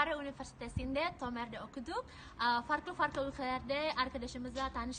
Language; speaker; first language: Turkish; non-native, learner; Indonesian